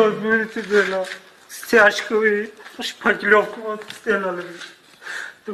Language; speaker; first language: Russian; non-native, learner; Tajik